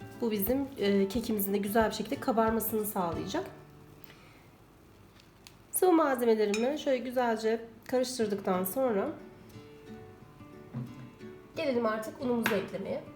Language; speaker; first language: Turkish; native; Turkish